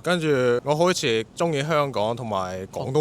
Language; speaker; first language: Cantonese; non-native, fluent; Korean